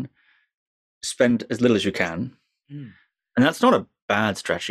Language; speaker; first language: English; native; English